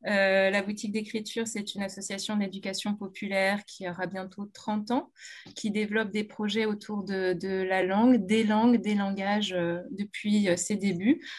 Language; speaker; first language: French; native; French